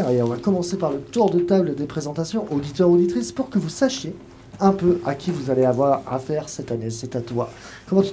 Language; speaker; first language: French; native; French